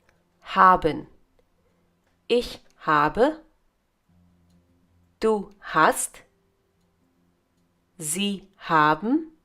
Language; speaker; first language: German; non-native, fluent; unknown